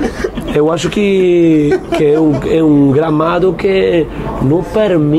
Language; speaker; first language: Portuguese; non-native, fluent; Spanish